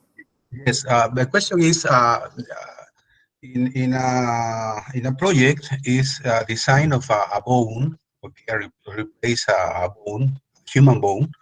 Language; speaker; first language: English; non-native, fluent; Spanish